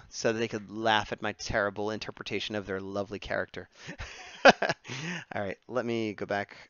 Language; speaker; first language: English; native; English